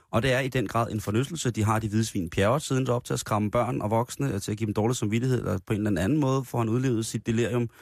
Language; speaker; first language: Danish; native; Danish